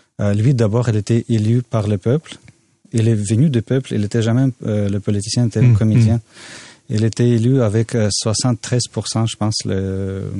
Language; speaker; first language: French; non-native, fluent; Russian